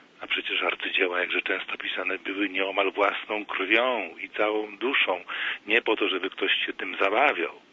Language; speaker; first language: Polish; native; Polish